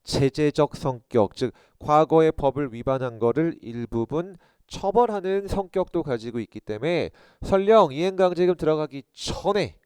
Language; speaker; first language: Korean; native; Korean